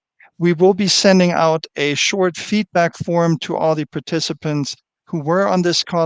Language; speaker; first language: English; non-native, fluent; German